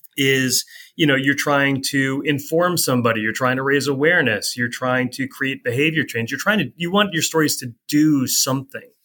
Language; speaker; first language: English; native; English